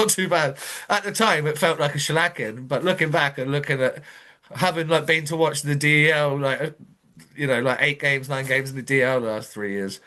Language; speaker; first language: English; native; English